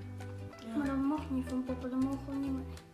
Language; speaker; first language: Dutch; early bilingual, other home language; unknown